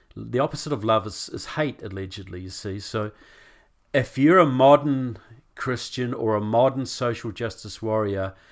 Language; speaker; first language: English; native; English